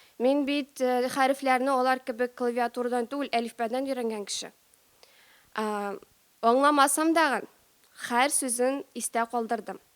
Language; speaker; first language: Tatar; native; Tatar